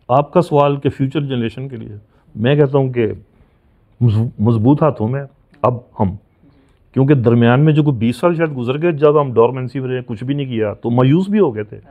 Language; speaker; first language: Urdu; non-native, local second language; Punjabi